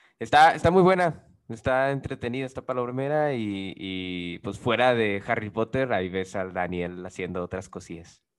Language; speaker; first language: Spanish; native; Spanish